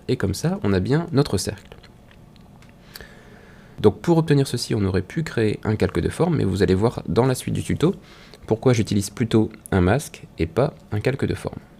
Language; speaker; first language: French; native; French